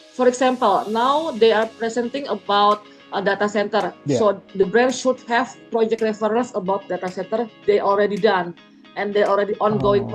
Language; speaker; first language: English; non-native, fluent; Indonesian